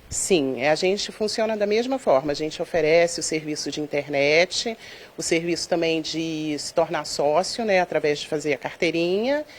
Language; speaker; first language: Portuguese; native; Portuguese